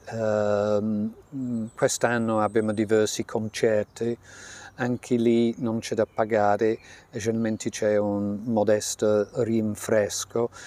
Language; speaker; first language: Italian; non-native, fluent; English